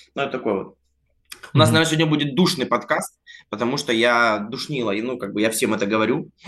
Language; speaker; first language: Russian; native; Russian